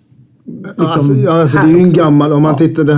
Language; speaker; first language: Swedish; native; Swedish